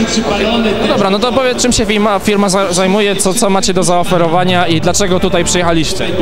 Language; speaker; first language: Polish; native; Polish